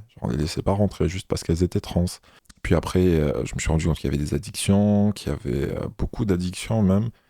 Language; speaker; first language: French; non-native, local second language; Arabic